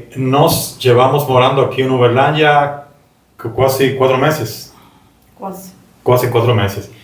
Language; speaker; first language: Portuguese; non-native, learner; Spanish